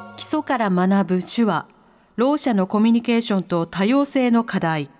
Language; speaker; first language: Japanese; native; Japanese